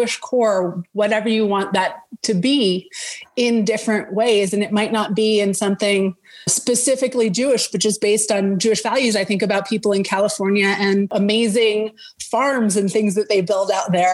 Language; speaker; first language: English; native; English